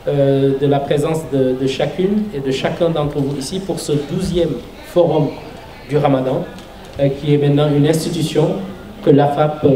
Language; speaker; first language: French; non-native, local second language; Wolof